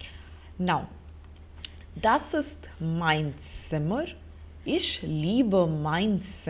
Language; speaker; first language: German; non-native, fluent; Hindi